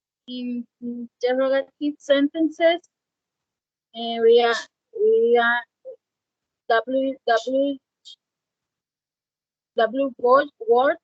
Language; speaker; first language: English; non-native, learner; Spanish